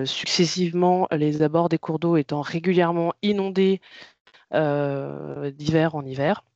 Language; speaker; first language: French; native; French